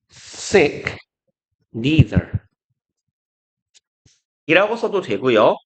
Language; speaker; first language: Korean; native; Korean